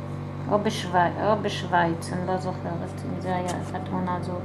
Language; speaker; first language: Hebrew; early bilingual, other home language; German